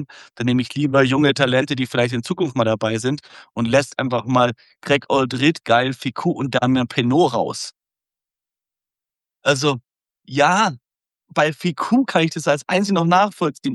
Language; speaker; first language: German; native; German